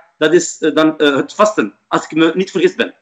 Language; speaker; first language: Dutch; non-native, fluent; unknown